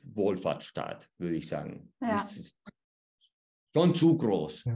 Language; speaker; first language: German; non-native, fluent; Spanish